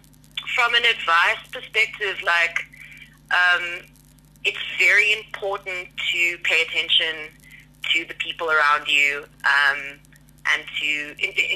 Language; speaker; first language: English; native; English